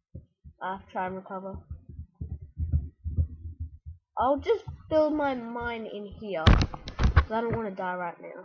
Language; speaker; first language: English; native; English